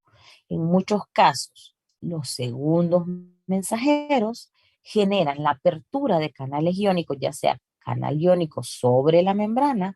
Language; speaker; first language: Spanish; native; Spanish